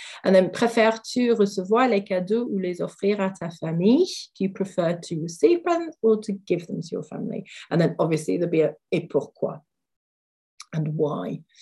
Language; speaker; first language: English; native; English